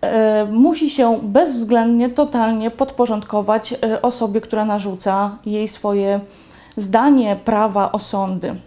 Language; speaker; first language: Polish; native; Polish